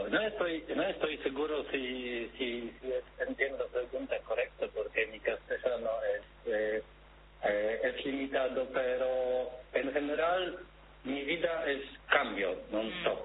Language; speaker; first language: Spanish; non-native, learner; Polish